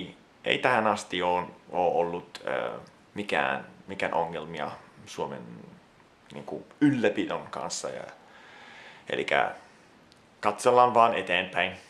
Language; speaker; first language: Finnish; non-native, fluent; Italian